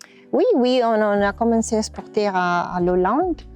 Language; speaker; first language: French; non-native, learner; Spanish